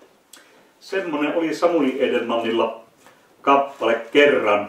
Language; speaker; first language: Finnish; native; Finnish